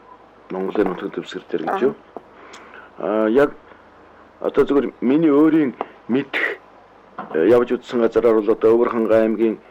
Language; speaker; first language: Mongolian; native; Mongolian